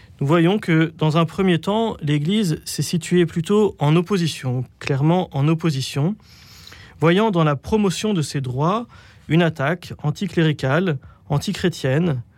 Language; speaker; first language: French; native; French